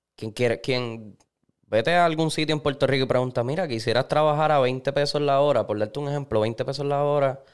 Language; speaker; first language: Spanish; native; Spanish